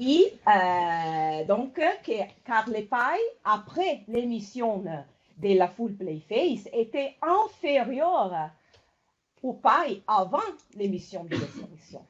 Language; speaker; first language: French; non-native, fluent; Italian